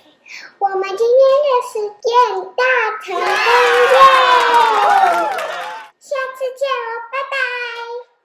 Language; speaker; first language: Chinese; early bilingual, heritage; Chinese